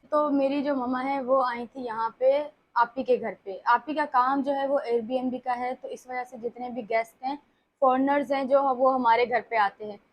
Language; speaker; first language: Urdu; native; Urdu